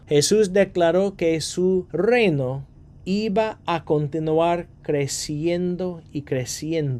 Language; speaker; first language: Spanish; non-native, fluent; English